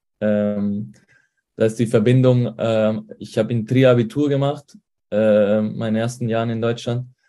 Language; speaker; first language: German; early bilingual, heritage; Spanish